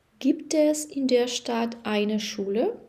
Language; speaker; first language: German; non-native, fluent; Ukrainian